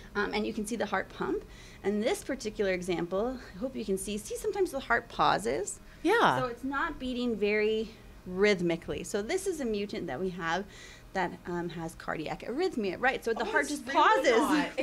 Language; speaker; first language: English; native; English